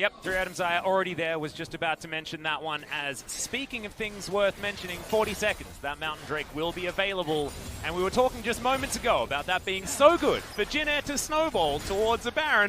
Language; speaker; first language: English; native; English